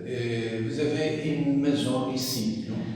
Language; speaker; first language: French; non-native, learner; Portuguese